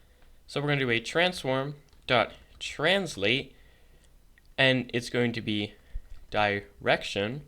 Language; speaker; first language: English; native; English